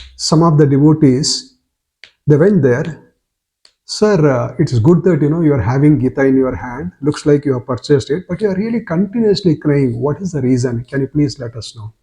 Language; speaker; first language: English; non-native, local second language; Kannada